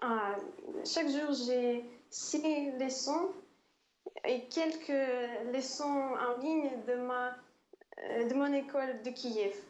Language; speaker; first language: French; non-native, fluent; Ukrainian